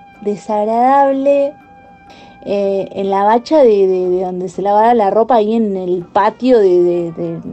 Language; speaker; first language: Spanish; native; Spanish